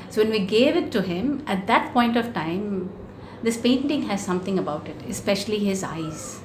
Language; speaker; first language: English; non-native, local second language; Tamil